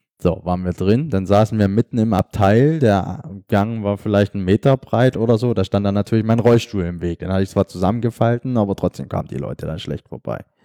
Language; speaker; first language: German; native; German